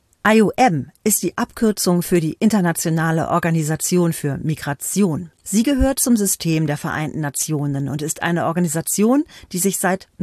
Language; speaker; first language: German; native; German